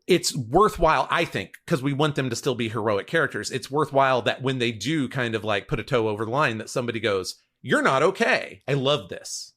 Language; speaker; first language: English; native; English